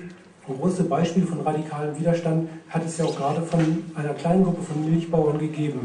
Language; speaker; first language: German; native; German